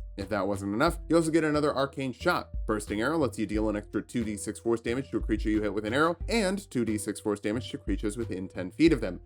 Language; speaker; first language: English; native; English